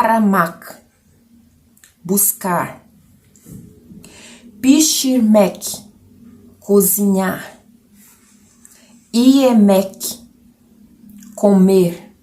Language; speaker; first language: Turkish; non-native, learner; Portuguese